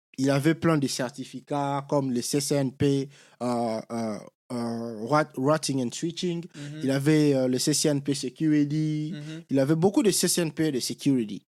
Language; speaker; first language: French; non-native, local second language; Lingala